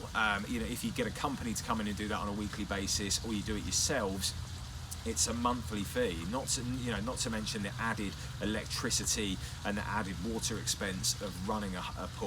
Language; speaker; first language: English; native; English